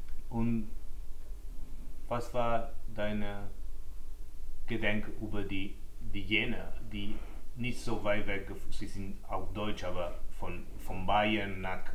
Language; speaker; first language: German; non-native, learner; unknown